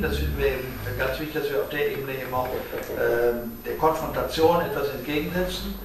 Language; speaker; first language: German; native; German